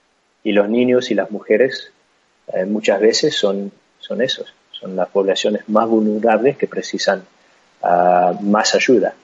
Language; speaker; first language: Spanish; non-native, fluent; English